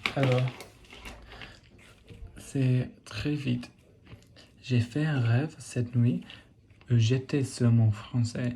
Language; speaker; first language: French; non-native, learner; English